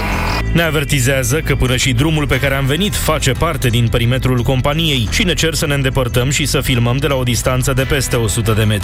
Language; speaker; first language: Romanian; native; Romanian